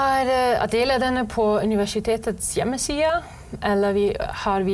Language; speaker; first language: Norwegian; non-native, fluent; German